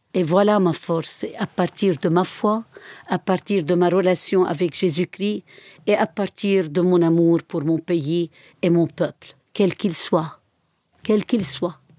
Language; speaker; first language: French; non-native, fluent; Arabic